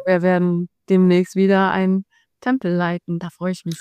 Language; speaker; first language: German; non-native, fluent; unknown